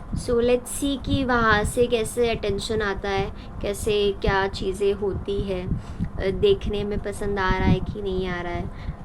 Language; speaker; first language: Hindi; non-native, local second language; Tulu